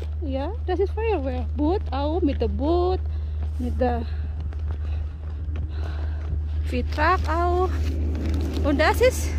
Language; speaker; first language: English; non-native, learner; Indonesian